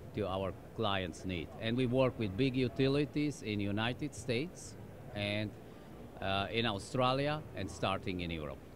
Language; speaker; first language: English; non-native, fluent; German